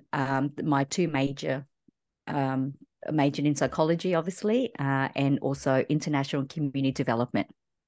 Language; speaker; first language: English; early bilingual, other home language; Vietnamese